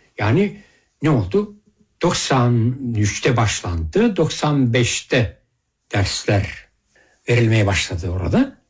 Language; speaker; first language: Turkish; early bilingual, heritage; Turkish